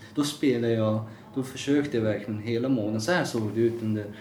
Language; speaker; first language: Swedish; non-native, fluent; Persian